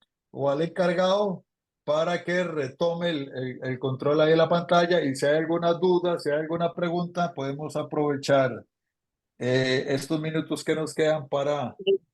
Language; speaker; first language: Spanish; native; Spanish